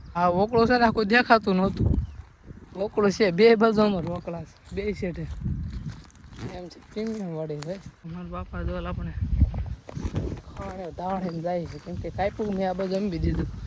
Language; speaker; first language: Gujarati; native; Gujarati